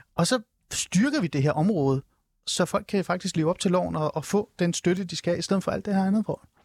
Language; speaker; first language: Danish; early bilingual, other home language; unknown